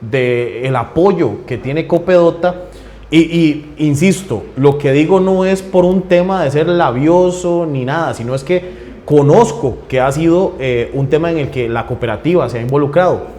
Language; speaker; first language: Spanish; native; Spanish